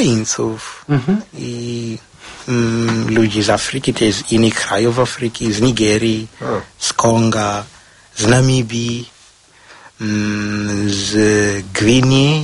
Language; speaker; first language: Polish; non-native, learner; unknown